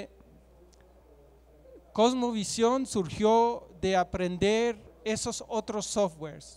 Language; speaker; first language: Spanish; non-native, fluent; German